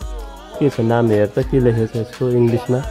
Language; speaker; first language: Nepali; native; Nepali